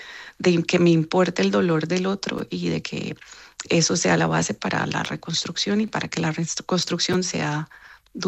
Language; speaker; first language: Spanish; native; Spanish